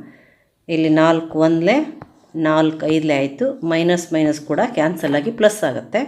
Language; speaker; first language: Kannada; native; Kannada